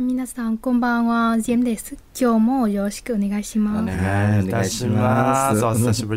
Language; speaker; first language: Japanese; non-native, fluent; Vietnamese